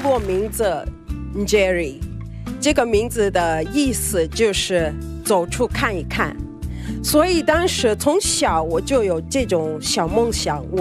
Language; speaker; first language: Chinese; non-native, fluent; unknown